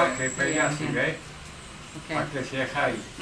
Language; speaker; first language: Spanish; native; Spanish